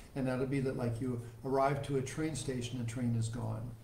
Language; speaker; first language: English; native; English